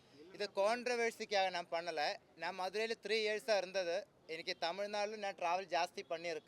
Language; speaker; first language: Tamil; non-native, learner; Malayalam